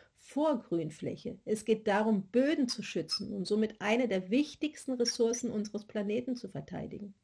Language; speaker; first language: German; native; German